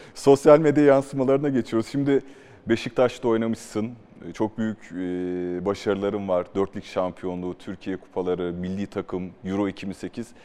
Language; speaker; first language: Turkish; native; Turkish